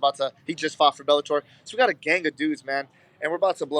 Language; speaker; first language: English; native; English